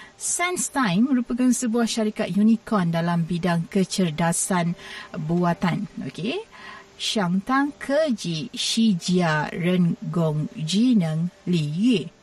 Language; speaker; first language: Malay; native; Malay